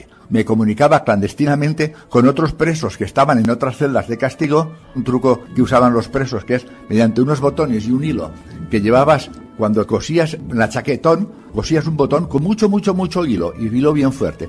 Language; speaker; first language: Spanish; native; Spanish